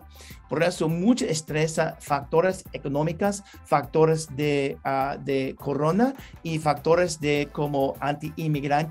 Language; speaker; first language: Spanish; non-native, learner; English